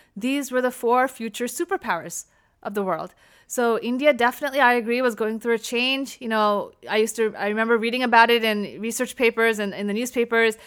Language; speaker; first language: English; native; English